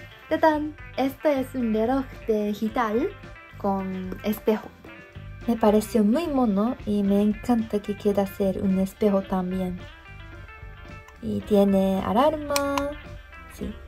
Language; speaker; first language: Spanish; non-native, fluent; Japanese